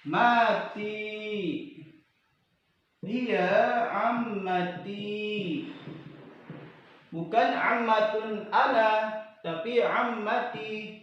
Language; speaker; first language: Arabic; non-native, fluent; Indonesian